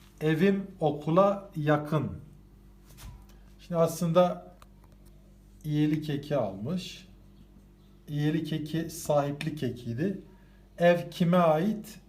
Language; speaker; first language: Turkish; native; Turkish